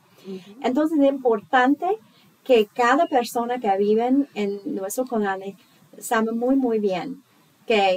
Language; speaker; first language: Spanish; non-native, fluent; English